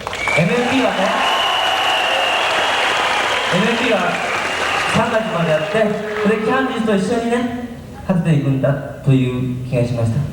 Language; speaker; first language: Japanese; native; Japanese